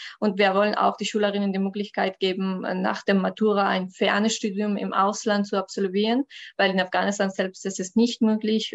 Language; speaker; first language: German; non-native, learner; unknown